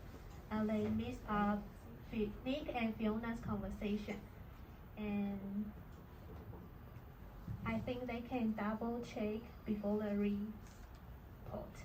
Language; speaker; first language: English; non-native, learner; Chinese